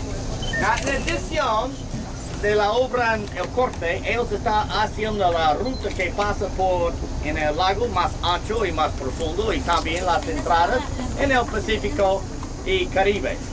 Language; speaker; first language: Spanish; non-native, learner; English